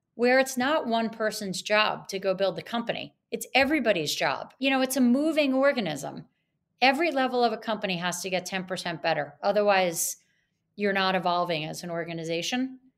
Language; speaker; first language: English; native; English